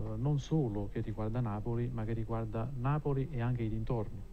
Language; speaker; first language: Italian; native; Italian